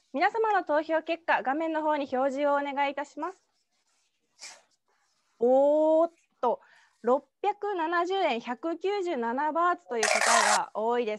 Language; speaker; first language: Japanese; native; Japanese